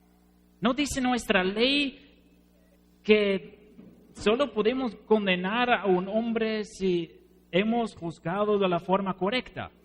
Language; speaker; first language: Spanish; non-native, fluent; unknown